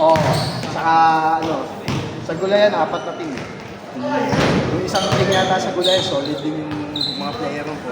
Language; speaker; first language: Filipino; native; Filipino